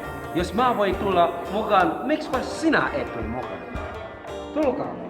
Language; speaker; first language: Finnish; non-native, fluent; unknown